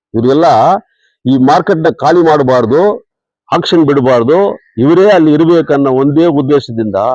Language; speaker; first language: Kannada; non-native, local second language; Tamil